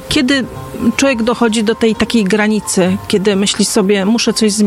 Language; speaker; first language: Polish; native; Polish